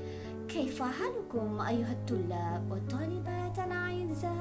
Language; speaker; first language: Arabic; non-native, fluent; Malay